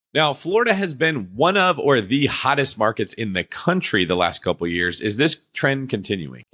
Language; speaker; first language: English; native; English